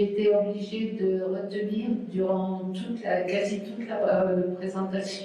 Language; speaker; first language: French; non-native, fluent; Spanish